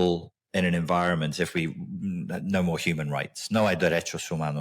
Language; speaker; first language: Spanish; non-native, learner; English